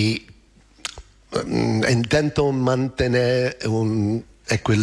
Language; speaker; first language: Spanish; non-native, learner; English